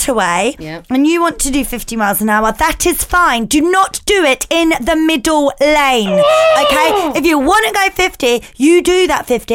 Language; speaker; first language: English; native; English